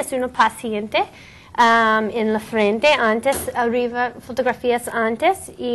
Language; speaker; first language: Spanish; non-native, learner; English